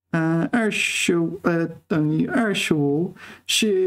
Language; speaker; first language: Chinese; non-native, fluent; English